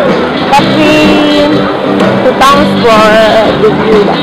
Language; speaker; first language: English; non-native, learner; Indonesian